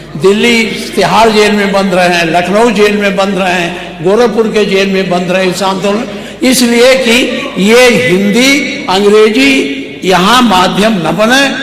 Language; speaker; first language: Hindi; native; Hindi